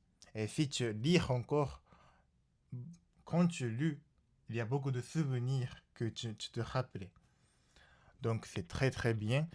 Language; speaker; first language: French; non-native, learner; Japanese